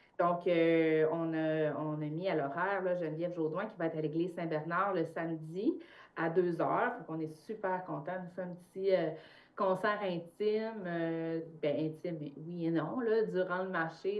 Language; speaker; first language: French; native; French